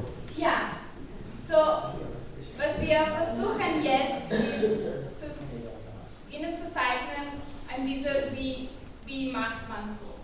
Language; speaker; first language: German; non-native, learner; Catalan